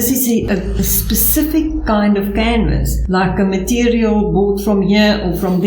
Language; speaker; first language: English; non-native, local second language; Afrikaans